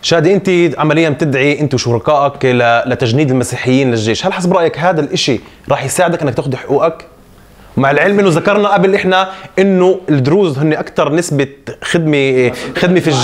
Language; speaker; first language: Arabic; native; Arabic